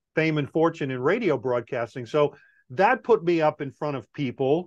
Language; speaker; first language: English; native; English